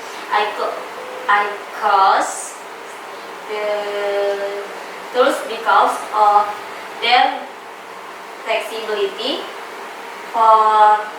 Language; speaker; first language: English; non-native, learner; Indonesian